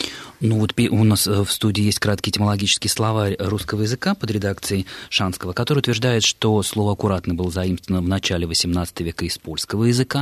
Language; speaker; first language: Russian; native; Russian